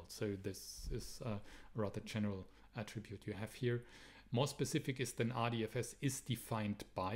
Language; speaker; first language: English; non-native, fluent; German